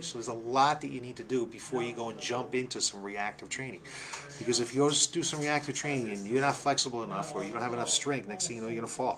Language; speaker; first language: English; native; English